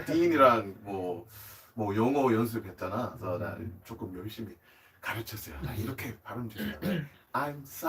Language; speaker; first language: Korean; non-native, learner; English